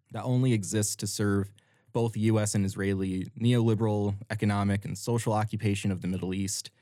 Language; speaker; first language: English; native; English